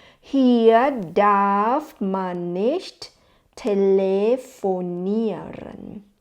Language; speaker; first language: German; non-native, fluent; Thai